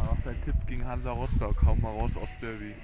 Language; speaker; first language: German; native; German